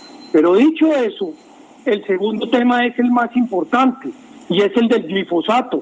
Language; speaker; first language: Spanish; native; Spanish